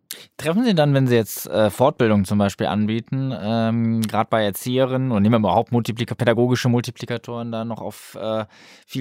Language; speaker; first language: German; native; German